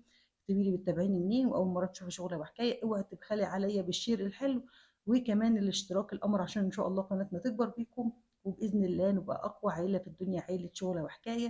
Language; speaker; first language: Arabic; native; Arabic